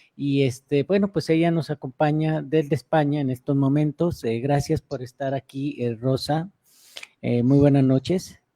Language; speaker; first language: Spanish; native; Spanish